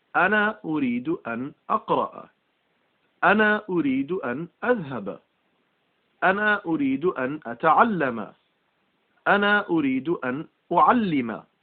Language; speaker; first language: Arabic; non-native, fluent; English